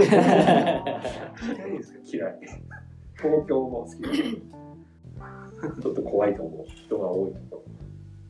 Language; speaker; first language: Japanese; non-native, learner; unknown